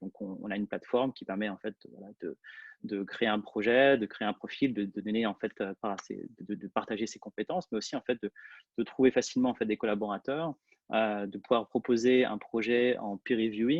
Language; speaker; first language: French; native; French